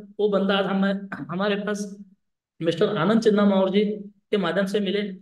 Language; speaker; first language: Hindi; non-native, local second language; Lambadi